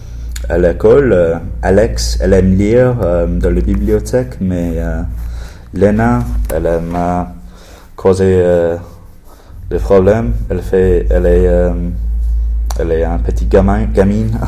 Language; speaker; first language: French; non-native, learner; English